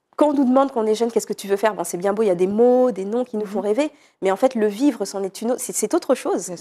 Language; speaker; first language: French; native; French